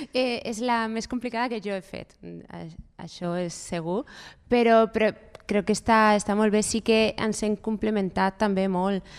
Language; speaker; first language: Catalan; non-native, fluent; Spanish